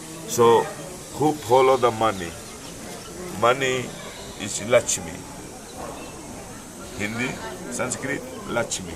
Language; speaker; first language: English; non-native, learner; Hindi